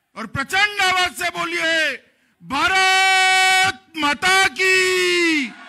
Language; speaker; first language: Hindi; non-native, local second language; Gujarati